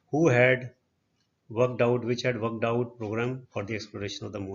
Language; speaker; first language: English; non-native, local second language; Punjabi